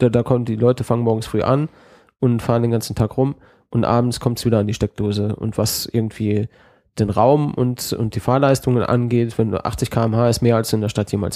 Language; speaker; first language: German; native; German